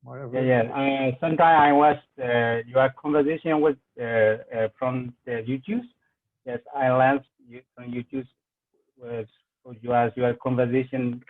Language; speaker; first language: English; non-native, learner; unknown